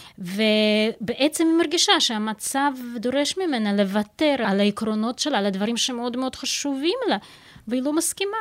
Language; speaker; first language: Hebrew; non-native, fluent; Russian